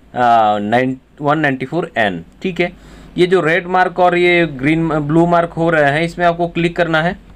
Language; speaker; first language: Hindi; non-native, local second language; Bangla